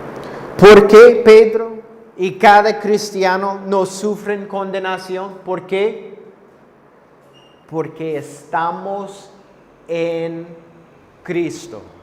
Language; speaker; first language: Spanish; non-native, fluent; English